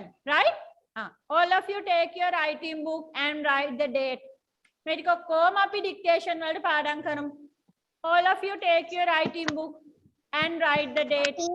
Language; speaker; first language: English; non-native, local second language; Sinhala